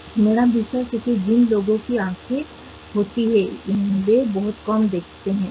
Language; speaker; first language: Hindi; non-native, local second language; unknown